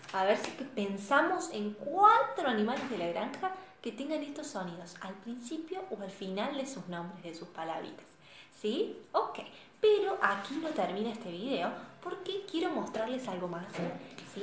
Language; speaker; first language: Spanish; native; Spanish